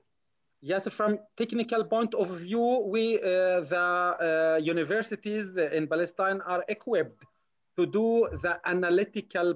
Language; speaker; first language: English; non-native, learner; Arabic